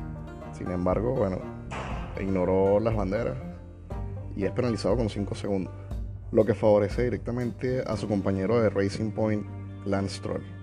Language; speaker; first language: Spanish; native; Spanish